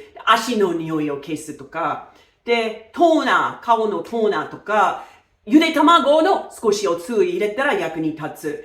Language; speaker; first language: Japanese; non-native, fluent; English